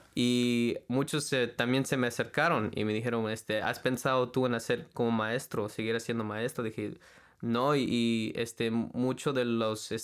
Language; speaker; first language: Spanish; early bilingual, heritage; Spanish